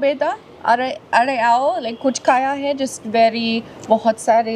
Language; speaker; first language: Hindi; non-native, learner; English